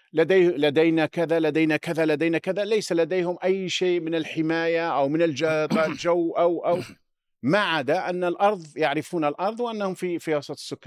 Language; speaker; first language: Arabic; native; Arabic